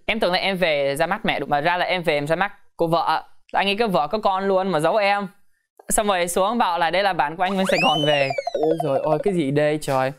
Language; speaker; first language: Vietnamese; early bilingual, heritage; Vietnamese